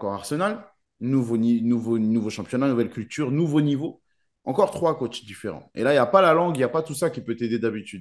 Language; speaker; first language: French; native; French